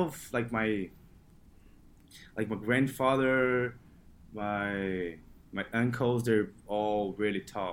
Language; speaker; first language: English; non-native, fluent; Portuguese